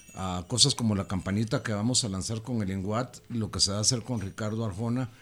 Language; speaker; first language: Spanish; native; Spanish